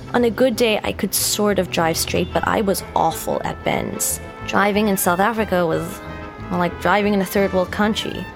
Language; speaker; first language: English; native; English